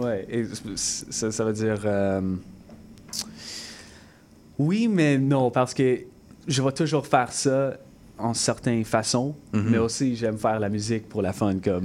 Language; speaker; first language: French; non-native, local second language; English